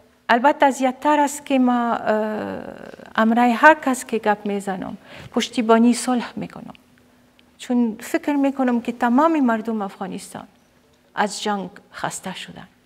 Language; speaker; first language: Persian; non-native, fluent; Arabic